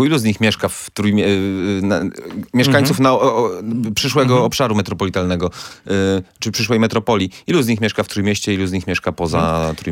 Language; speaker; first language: Polish; native; Polish